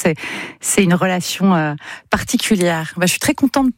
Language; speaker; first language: French; native; French